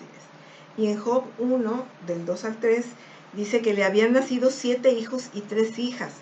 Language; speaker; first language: Spanish; native; Spanish